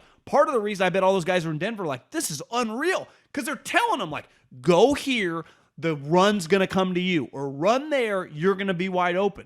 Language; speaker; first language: English; native; English